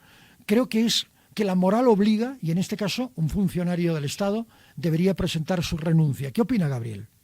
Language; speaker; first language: Spanish; native; Spanish